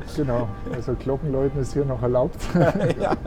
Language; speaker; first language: German; native; German